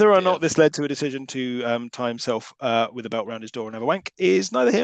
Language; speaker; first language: English; native; English